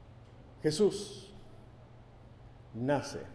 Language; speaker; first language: Spanish; native; Spanish